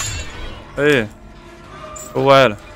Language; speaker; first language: Chinese; native; Chinese